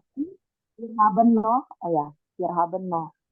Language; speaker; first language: German; non-native, learner; Indonesian